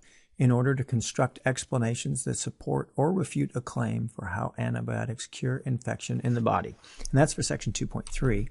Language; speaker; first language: English; native; English